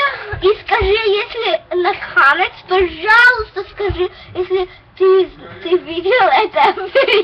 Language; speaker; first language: Russian; early bilingual, heritage; English